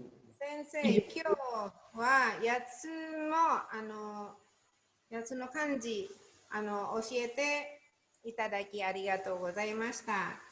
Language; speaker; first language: Japanese; non-native, learner; Indonesian